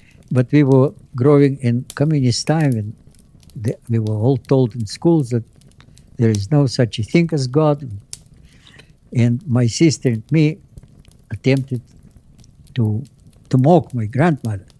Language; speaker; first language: English; non-native, fluent; Russian